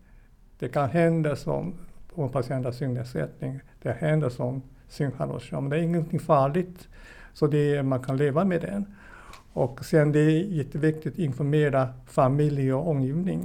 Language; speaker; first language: Swedish; non-native, fluent; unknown